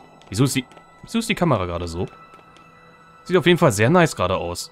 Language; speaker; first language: German; native; German